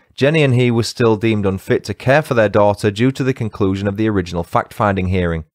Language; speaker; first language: English; native; English